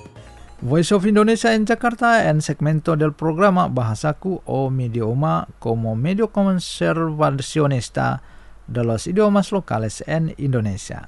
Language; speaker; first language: Spanish; non-native, fluent; Indonesian